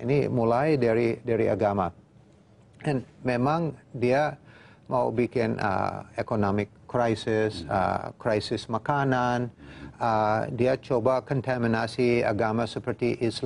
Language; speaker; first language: Indonesian; non-native, fluent; English